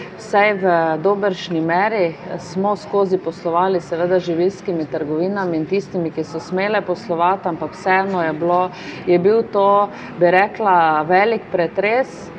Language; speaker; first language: Slovenian; native; Slovenian